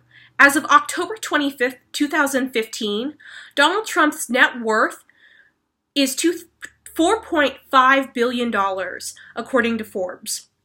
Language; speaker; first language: English; native; English